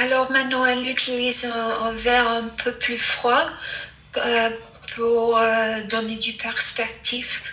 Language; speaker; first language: French; non-native, fluent; English